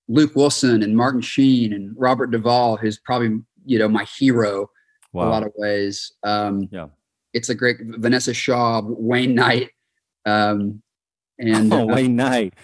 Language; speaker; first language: English; native; English